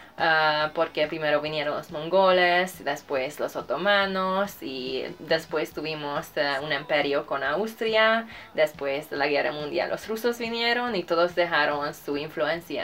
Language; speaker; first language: Spanish; non-native, fluent; Hungarian